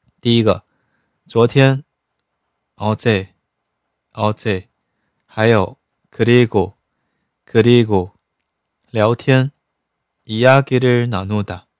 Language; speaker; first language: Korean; non-native, fluent; Chinese